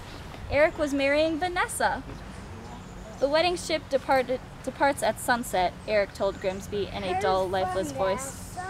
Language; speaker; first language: English; native; English